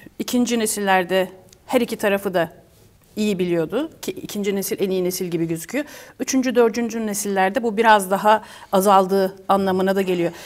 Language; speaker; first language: Turkish; early bilingual, heritage; Turkish